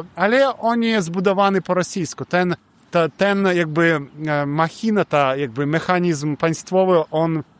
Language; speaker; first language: Polish; non-native, fluent; Belarusian